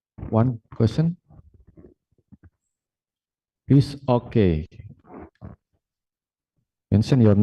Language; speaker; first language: English; non-native, fluent; Indonesian